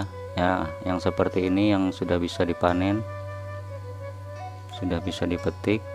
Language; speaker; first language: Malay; non-native, local second language; Sundanese